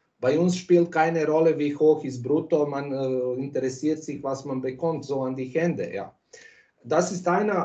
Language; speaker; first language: German; non-native, fluent; Croatian